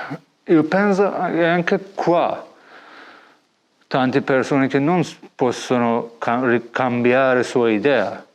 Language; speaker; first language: Italian; non-native, learner; Persian